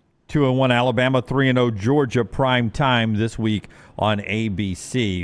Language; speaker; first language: English; native; English